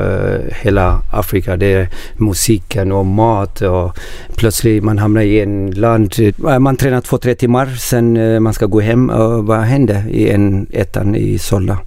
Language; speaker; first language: Swedish; non-native, learner; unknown